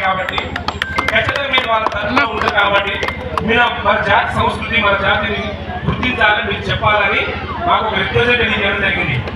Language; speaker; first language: Telugu; non-native, local second language; Lambadi